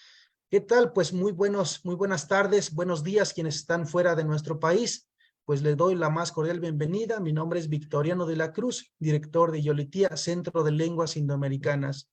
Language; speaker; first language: Spanish; non-native, local second language; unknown